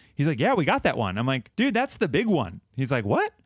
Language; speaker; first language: English; native; English